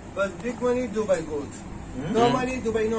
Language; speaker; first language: English; non-native, learner; Hindi